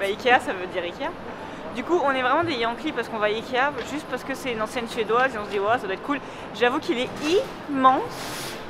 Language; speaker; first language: French; native; French